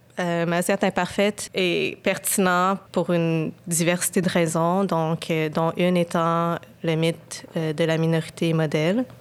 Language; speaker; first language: French; native; French